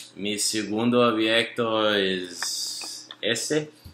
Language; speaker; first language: Spanish; non-native, learner; English